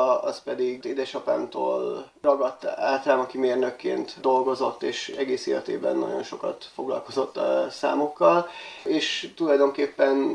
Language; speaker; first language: Hungarian; native; Hungarian